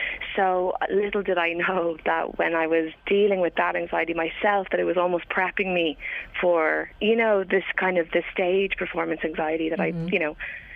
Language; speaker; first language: English; native; English